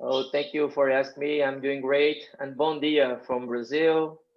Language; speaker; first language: English; non-native, fluent; Portuguese